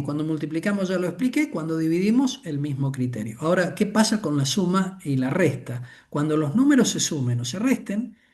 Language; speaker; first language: Spanish; native; Spanish